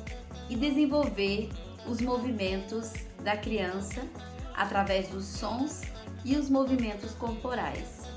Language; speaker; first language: Portuguese; native; Portuguese